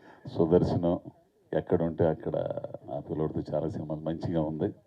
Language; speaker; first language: Telugu; native; Telugu